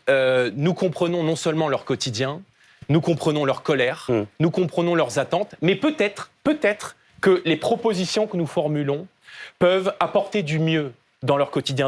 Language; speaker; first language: French; native; French